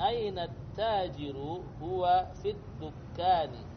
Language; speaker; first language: Arabic; non-native, fluent; Indonesian